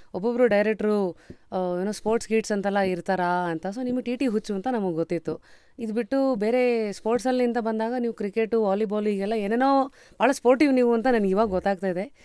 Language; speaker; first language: Kannada; native; Kannada